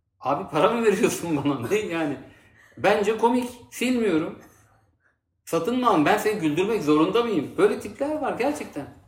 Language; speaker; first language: Turkish; native; Turkish